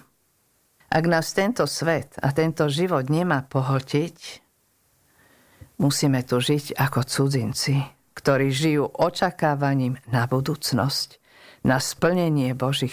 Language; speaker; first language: Slovak; native; Slovak